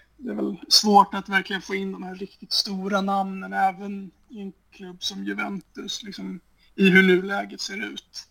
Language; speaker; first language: Swedish; native; Swedish